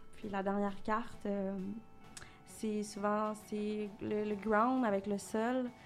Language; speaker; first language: French; native; French